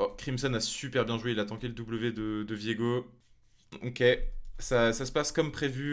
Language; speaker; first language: French; native; French